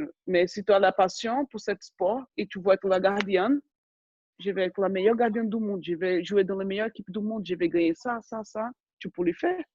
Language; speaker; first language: French; non-native, fluent; Portuguese